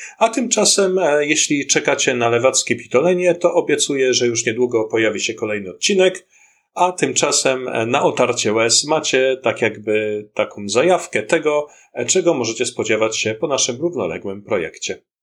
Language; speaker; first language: Polish; native; Polish